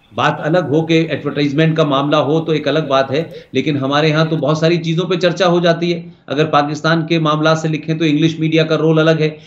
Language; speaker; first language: Hindi; native; Hindi